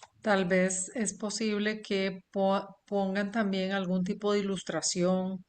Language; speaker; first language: Spanish; native; Spanish